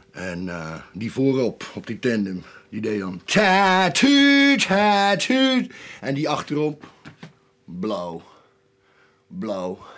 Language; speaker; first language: Dutch; native; Dutch